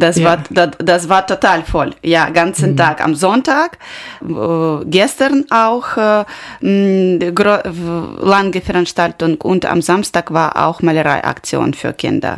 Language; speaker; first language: German; non-native, learner; Ukrainian